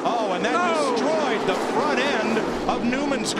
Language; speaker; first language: English; native; English